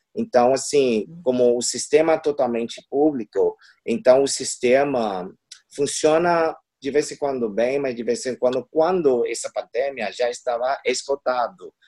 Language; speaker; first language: Portuguese; non-native, fluent; Chinese